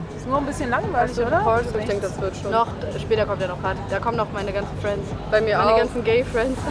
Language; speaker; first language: German; native; German